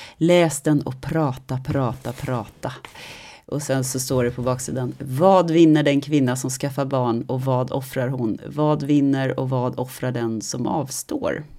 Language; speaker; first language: Swedish; native; Swedish